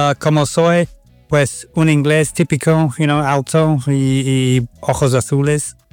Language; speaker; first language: Spanish; non-native, fluent; English